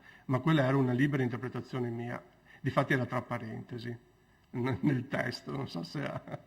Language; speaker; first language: Italian; native; Italian